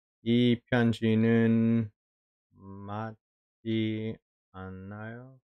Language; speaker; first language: Korean; non-native, learner; English